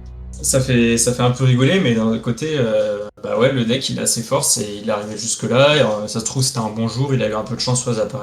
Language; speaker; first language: French; native; French